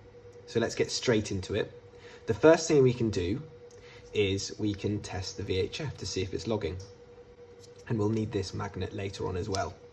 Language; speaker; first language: English; native; English